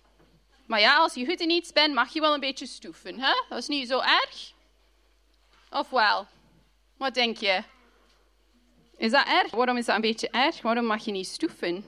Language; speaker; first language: Dutch; non-native, fluent; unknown